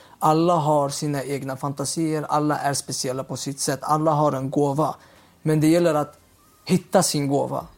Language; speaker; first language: Swedish; early bilingual, other home language; Uyghur